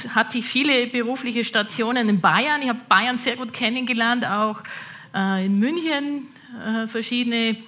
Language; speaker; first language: German; native; German